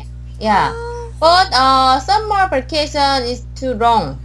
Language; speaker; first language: English; non-native, learner; Korean